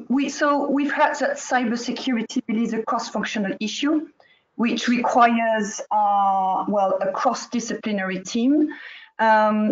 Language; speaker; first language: English; non-native, fluent; French